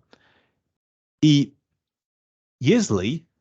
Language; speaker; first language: Russian; non-native, fluent; English